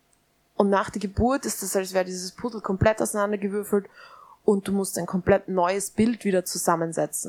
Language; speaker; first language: German; native; German